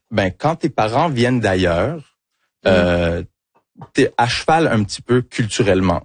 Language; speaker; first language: French; early bilingual, other home language; English